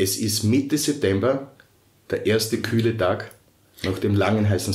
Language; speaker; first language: German; native; German